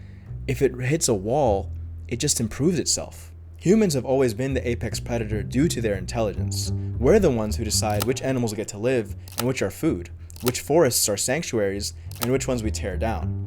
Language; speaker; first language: English; native; English